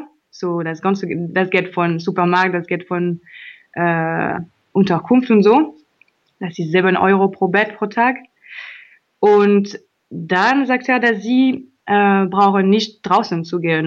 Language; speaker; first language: German; non-native, learner; French